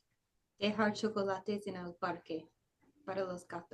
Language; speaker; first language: Spanish; non-native, fluent; English